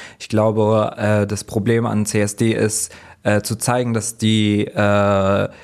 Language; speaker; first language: German; non-native, fluent; Arabic